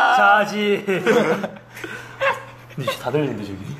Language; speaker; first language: Korean; native; Korean